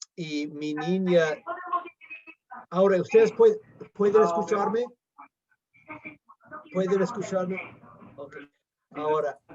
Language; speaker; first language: Spanish; non-native, fluent; English